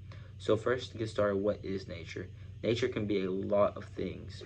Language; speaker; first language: English; native; English